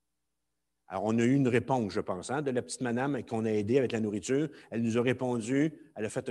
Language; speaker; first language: French; native; French